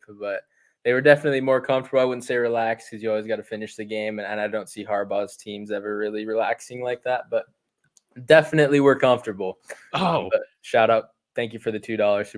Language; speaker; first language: English; native; English